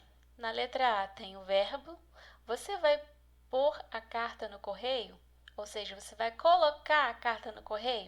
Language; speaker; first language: Portuguese; native; Portuguese